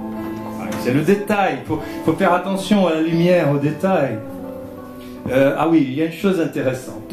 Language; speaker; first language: French; non-native, fluent; Portuguese